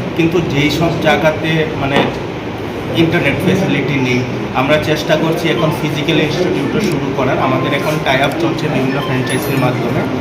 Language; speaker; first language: Bangla; native; Bangla